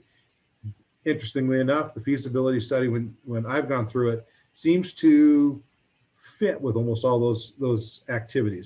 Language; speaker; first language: English; native; English